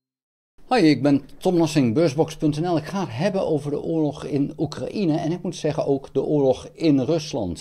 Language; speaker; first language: Dutch; native; Dutch